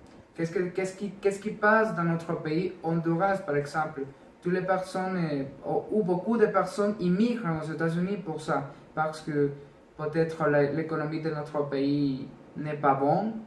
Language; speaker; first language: French; non-native, learner; Spanish